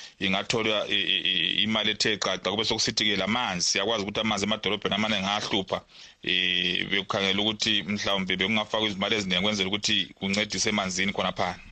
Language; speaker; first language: Zulu; native; Zulu